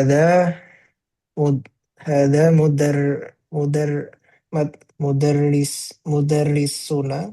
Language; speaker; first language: Arabic; non-native, learner; Indonesian